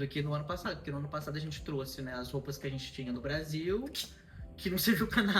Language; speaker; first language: Portuguese; native; Portuguese